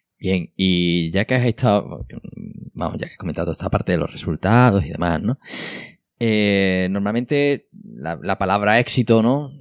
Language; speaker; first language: Spanish; native; Spanish